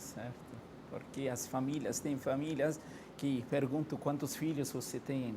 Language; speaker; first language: Portuguese; non-native, fluent; Arabic